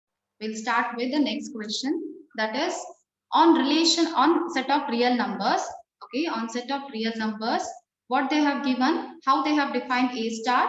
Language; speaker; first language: English; non-native, local second language; Kannada